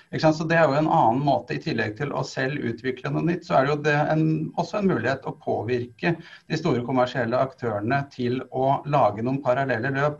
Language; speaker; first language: Norwegian; native; Norwegian